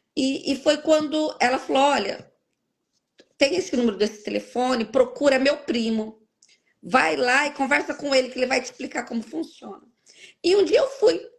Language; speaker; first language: Portuguese; native; Portuguese